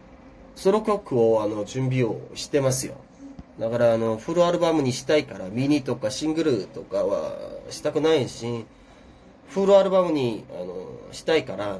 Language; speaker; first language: Japanese; non-native, fluent; Korean